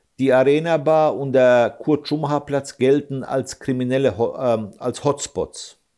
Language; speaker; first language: German; early bilingual, other home language; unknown